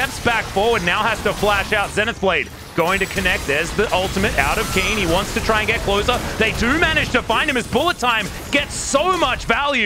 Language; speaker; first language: English; native; English